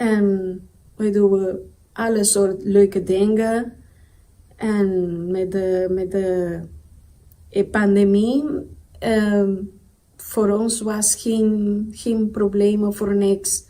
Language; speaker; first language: Dutch; non-native, local second language; Papiamento